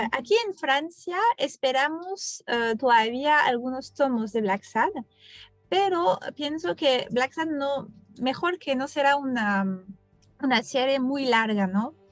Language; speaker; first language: Spanish; non-native, fluent; French